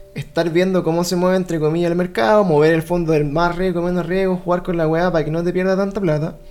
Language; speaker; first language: Spanish; native; Spanish